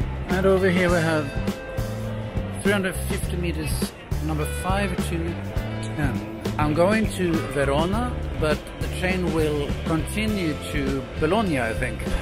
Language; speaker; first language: English; non-native, fluent; Swedish